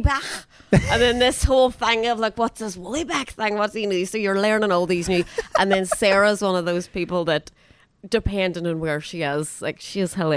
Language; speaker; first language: English; native; English